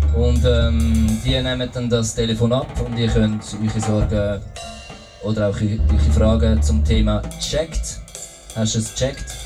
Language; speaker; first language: German; native; German